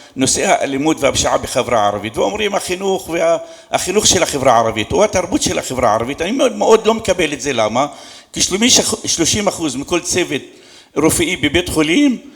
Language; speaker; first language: Hebrew; non-native, local second language; Arabic